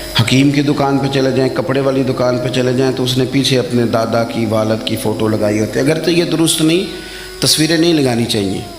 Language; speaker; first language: Urdu; non-native, local second language; Punjabi